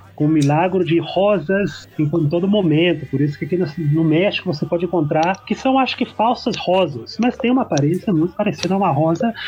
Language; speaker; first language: Portuguese; early bilingual, heritage; Portuguese